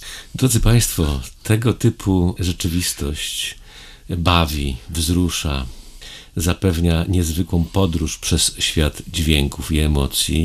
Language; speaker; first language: Polish; native; Polish